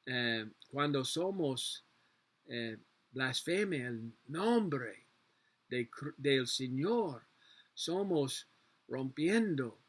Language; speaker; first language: Spanish; non-native, learner; English